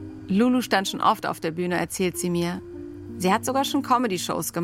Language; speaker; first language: German; native; German